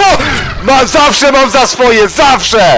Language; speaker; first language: Polish; native; Polish